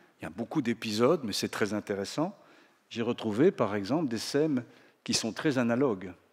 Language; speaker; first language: French; native; French